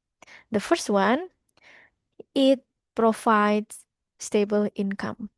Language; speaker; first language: English; non-native, fluent; Indonesian